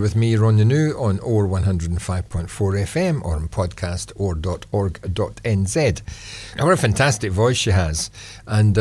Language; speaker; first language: English; native; English